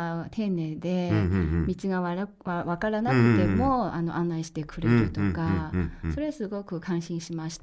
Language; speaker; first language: Japanese; non-native, fluent; Chinese